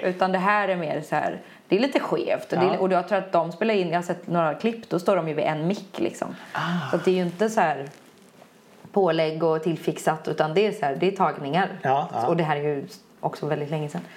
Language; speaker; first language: Swedish; native; Swedish